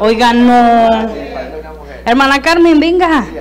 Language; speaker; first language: Spanish; native; Spanish